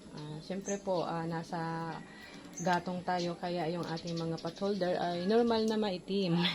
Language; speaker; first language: Filipino; non-native, local second language; Bikol